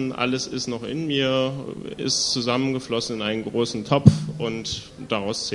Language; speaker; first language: German; native; German